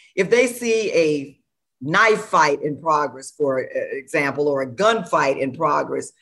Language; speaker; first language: English; native; English